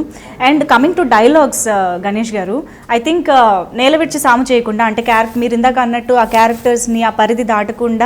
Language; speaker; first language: Telugu; native; Telugu